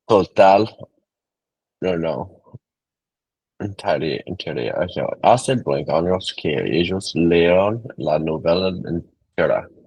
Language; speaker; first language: Spanish; non-native, learner; English